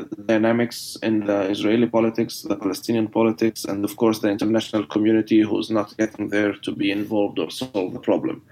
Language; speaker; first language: English; non-native, fluent; Arabic